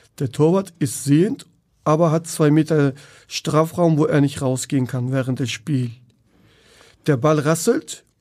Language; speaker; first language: German; non-native, fluent; Turkish